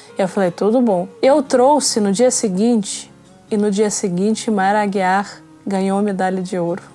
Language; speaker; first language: Portuguese; non-native, fluent; Russian